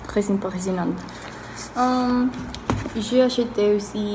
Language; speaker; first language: French; non-native, learner; Spanish